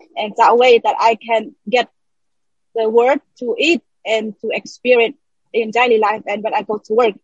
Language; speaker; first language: English; non-native, learner; Vietnamese